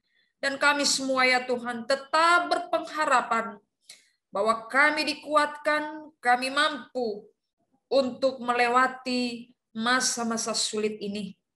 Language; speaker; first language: Indonesian; native; Indonesian